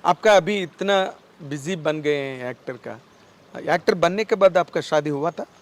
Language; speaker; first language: Hindi; non-native, local second language; Telugu